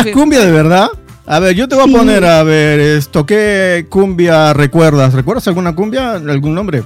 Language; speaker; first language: Spanish; native; Spanish